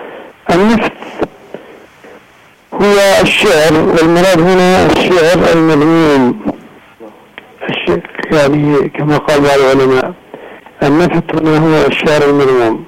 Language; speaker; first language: Arabic; native; Arabic